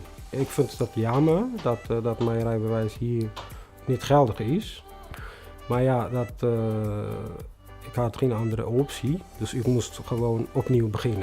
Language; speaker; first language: Dutch; non-native, fluent; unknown